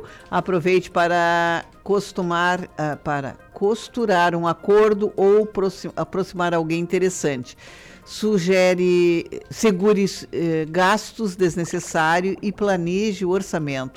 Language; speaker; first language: Portuguese; native; Portuguese